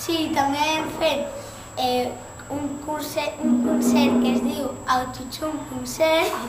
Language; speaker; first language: Catalan; early bilingual, other home language; Spanish